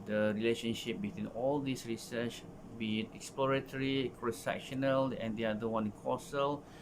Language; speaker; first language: English; non-native, local second language; Malay